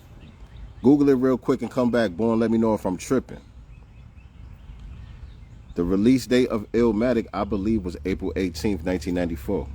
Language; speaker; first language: English; native; English